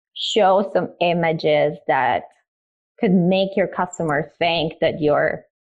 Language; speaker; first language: English; early bilingual, other home language; Italian